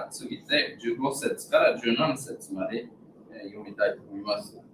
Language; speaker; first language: Japanese; non-native, learner; English